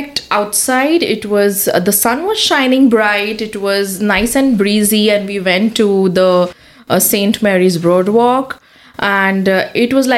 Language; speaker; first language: English; non-native, local second language; Hindi